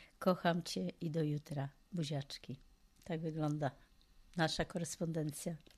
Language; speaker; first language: Polish; native; Polish